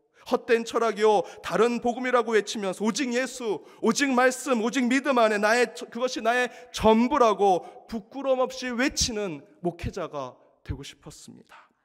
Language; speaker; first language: Korean; native; Korean